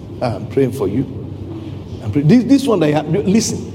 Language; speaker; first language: English; non-native, local second language; Yoruba